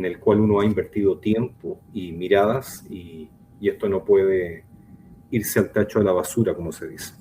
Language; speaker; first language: Spanish; native; Spanish